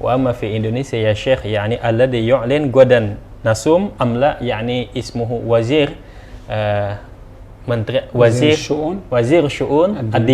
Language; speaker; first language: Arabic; non-native, learner; Indonesian